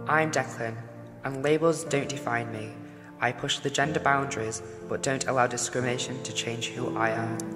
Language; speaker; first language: English; native; English